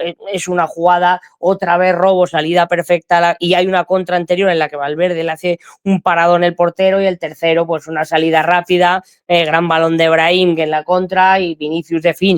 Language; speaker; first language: Spanish; native; Spanish